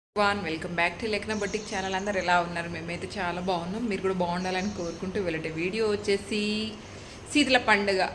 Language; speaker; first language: Telugu; non-native, local second language; Lambadi